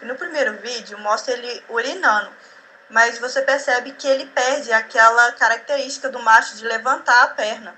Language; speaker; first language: Portuguese; native; Portuguese